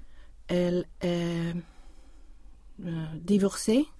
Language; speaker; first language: French; non-native, learner; Swedish